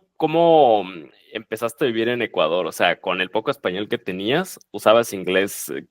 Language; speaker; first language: Spanish; native; Spanish